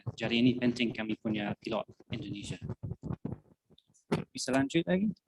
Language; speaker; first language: Indonesian; non-native, fluent; English